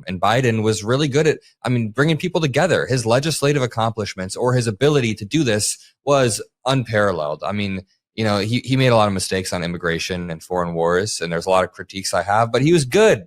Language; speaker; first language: English; native; English